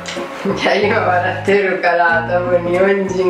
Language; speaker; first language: Japanese; non-native, fluent; Italian